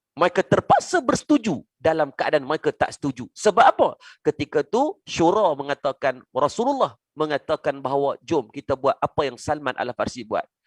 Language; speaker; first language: Malay; native; Malay